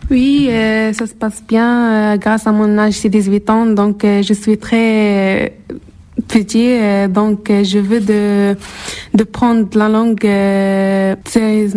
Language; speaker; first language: French; non-native, learner; Arabic